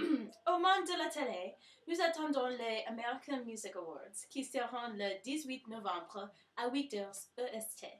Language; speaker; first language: French; non-native, learner; English